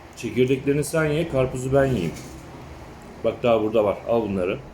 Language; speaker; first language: Turkish; native; Turkish